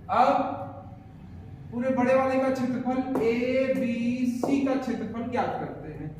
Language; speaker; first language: Hindi; native; Hindi